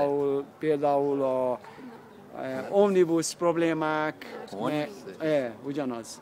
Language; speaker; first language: Hungarian; early bilingual, heritage; Hungarian